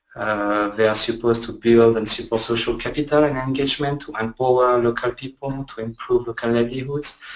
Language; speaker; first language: English; non-native, fluent; French